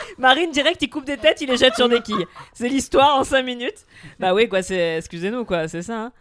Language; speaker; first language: French; native; French